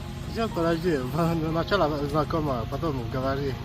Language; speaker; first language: Russian; non-native, learner; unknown